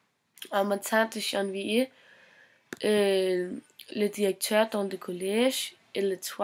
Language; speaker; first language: French; non-native, learner; Norwegian